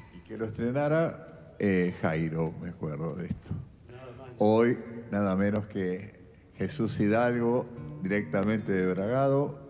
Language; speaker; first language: Spanish; native; Spanish